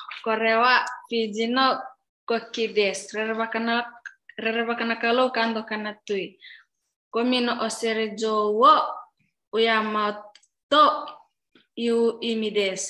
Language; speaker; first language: Japanese; non-native, learner; Fijian